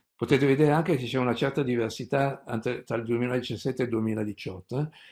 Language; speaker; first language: Italian; native; Italian